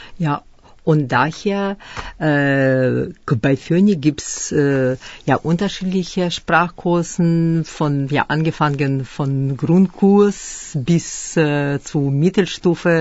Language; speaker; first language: German; early bilingual, other home language; Russian